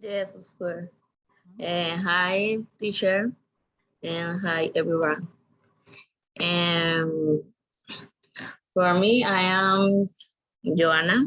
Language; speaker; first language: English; non-native, learner; Spanish